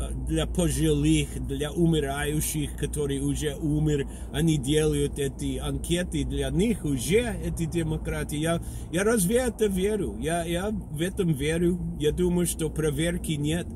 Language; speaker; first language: Russian; non-native, fluent; English